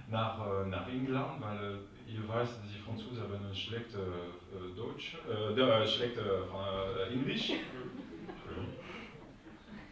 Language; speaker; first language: German; non-native, local second language; French